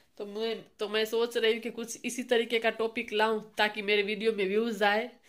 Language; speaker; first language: Hindi; non-native, local second language; Gujarati